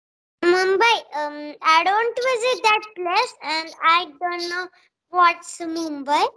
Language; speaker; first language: English; non-native, learner; Marathi